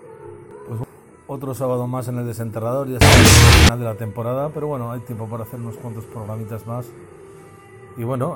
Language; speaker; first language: Spanish; native; Spanish